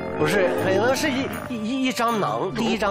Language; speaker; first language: Chinese; native; Chinese